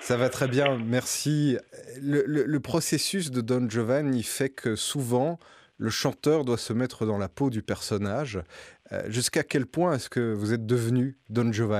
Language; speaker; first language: French; native; French